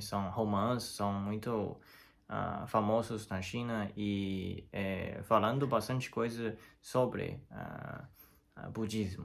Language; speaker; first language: Portuguese; non-native, learner; Chinese